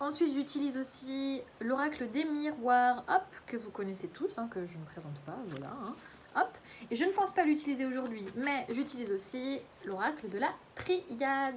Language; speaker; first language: French; native; French